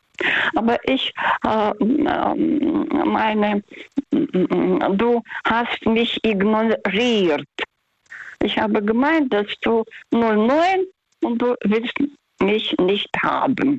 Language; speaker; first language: German; non-native, fluent; Russian